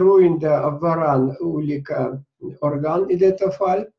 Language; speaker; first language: Swedish; non-native, fluent; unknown